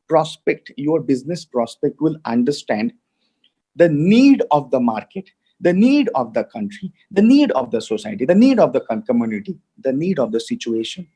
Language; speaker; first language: English; non-native, local second language; Hindi